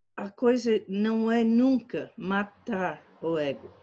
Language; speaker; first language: Portuguese; non-native, fluent; English